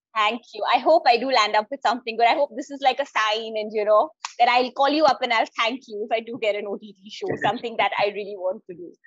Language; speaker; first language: English; non-native, local second language; Hindi